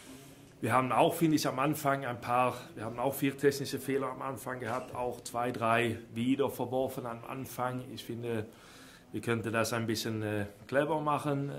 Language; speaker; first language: German; non-native, fluent; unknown